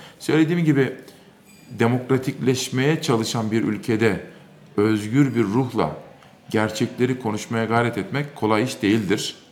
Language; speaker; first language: Turkish; native; Turkish